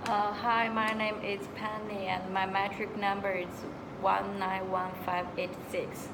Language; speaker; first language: English; non-native, local second language; Chinese